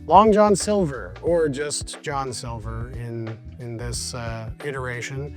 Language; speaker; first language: English; native; English